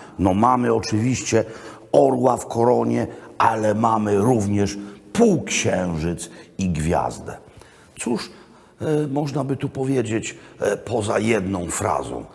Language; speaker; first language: Polish; native; Polish